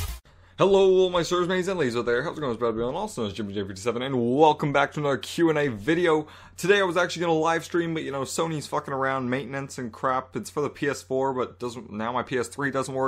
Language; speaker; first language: English; native; English